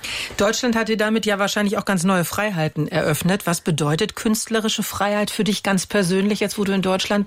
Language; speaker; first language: German; native; German